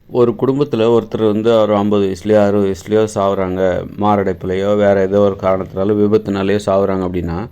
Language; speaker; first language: Tamil; native; Tamil